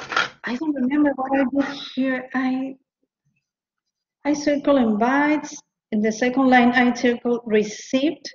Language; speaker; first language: English; non-native, learner; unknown